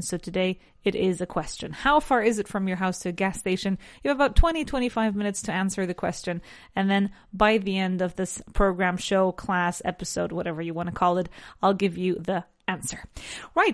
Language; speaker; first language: English; non-native, fluent; Spanish